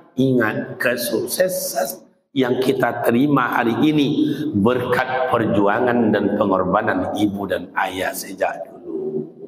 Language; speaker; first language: Malay; native; Malay